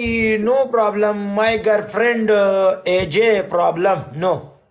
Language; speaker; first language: English; non-native, learner; Pashto